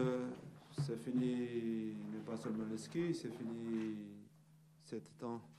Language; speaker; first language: French; non-native, learner; Portuguese